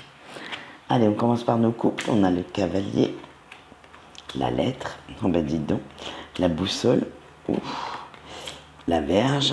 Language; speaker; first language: French; native; French